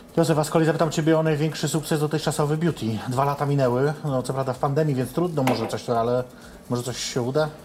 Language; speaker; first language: Polish; native; Polish